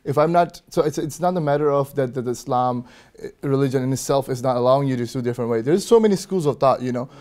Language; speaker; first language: English; early bilingual, other home language; Hindi